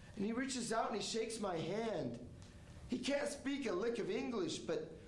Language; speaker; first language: English; native; English